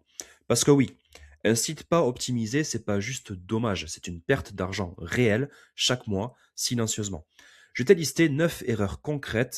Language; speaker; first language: French; native; French